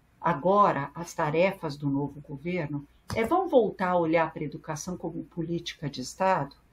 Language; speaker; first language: Portuguese; early bilingual, other home language; French